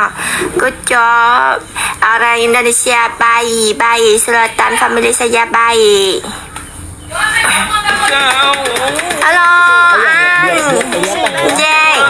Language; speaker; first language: Indonesian; non-native, learner; Vietnamese